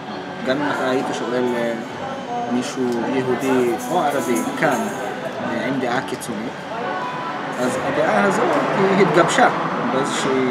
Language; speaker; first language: Hebrew; non-native, local second language; Arabic